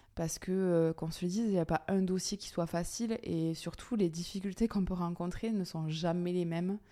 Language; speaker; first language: French; native; French